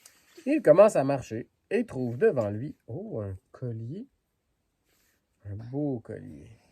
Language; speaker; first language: French; native; French